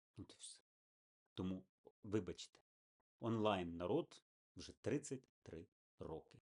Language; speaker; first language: Ukrainian; native; Ukrainian